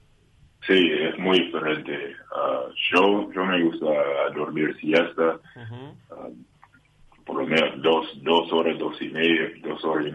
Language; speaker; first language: Spanish; non-native, learner; English